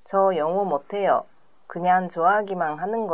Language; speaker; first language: Korean; non-native, learner; Japanese